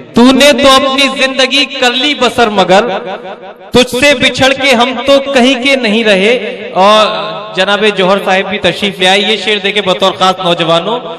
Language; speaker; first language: Urdu; native; Urdu